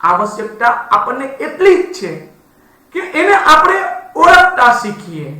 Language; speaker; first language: Hindi; non-native, local second language; Gujarati